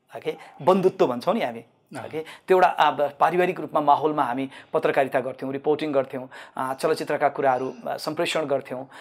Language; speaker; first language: Nepali; native; Nepali